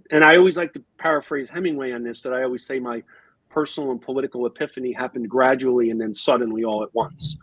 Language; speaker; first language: English; native; English